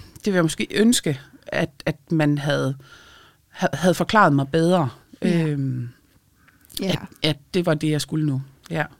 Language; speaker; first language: Danish; early bilingual, other home language; Lithuanian